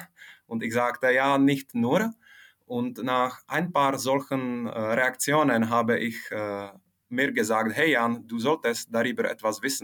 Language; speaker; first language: German; non-native, fluent; Czech